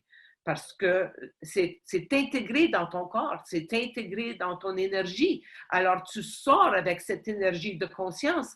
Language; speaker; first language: French; non-native, fluent; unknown